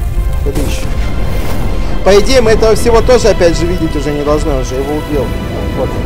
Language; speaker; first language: Russian; native; Russian